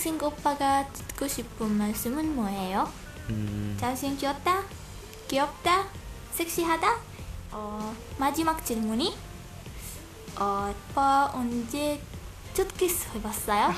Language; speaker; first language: Korean; non-native, learner; Arabic